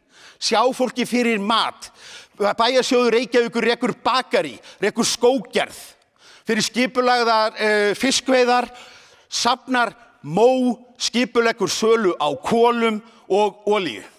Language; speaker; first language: Icelandic; native; Icelandic